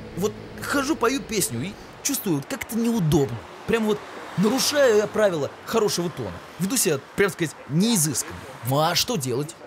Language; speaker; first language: Russian; native; Russian